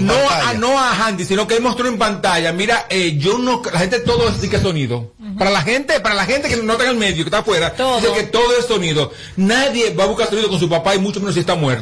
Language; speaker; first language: Spanish; native; Spanish